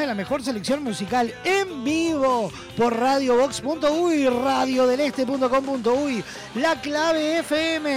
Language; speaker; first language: Spanish; native; Spanish